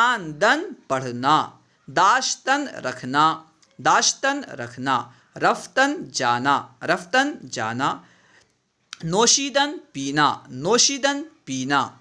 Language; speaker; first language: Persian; non-native, fluent; Urdu